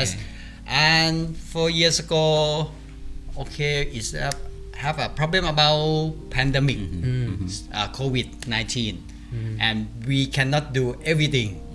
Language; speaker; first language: English; non-native, learner; Thai